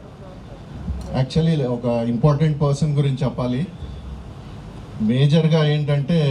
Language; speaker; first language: Telugu; native; Telugu